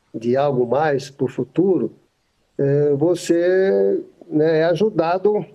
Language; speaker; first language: Portuguese; native; Portuguese